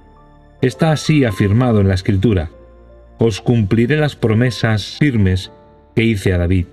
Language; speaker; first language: Spanish; native; Spanish